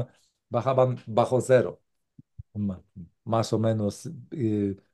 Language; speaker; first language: Spanish; non-native, learner; Polish